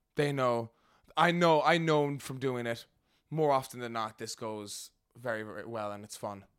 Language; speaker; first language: English; native; English